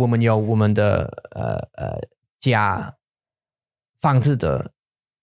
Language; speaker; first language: Chinese; non-native, learner; English